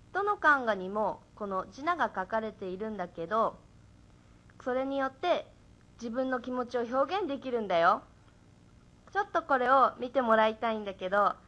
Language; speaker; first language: Japanese; native; Japanese